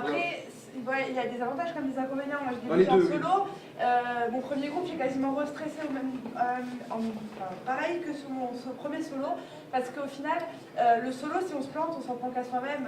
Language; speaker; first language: French; native; French